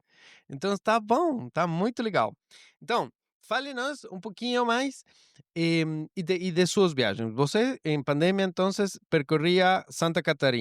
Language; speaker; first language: Portuguese; non-native, learner; Spanish